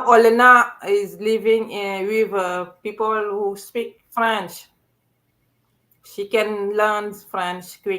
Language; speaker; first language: English; non-native, learner; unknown